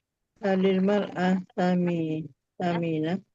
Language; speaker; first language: Arabic; non-native, learner; Indonesian